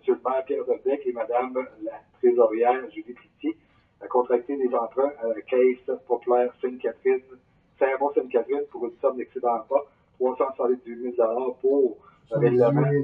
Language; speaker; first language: French; native; French